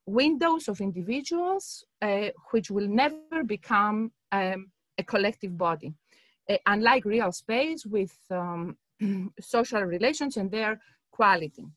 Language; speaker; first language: English; non-native, fluent; Greek